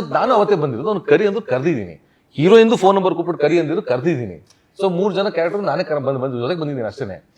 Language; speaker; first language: Kannada; native; Kannada